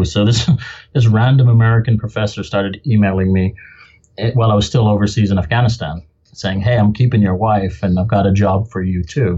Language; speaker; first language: English; native; English